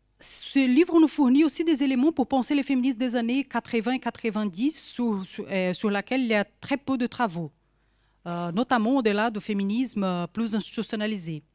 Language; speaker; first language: French; non-native, fluent; Portuguese